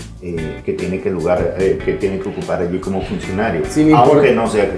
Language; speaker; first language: Spanish; native; Spanish